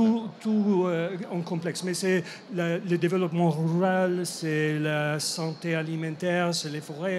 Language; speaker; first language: French; non-native, fluent; English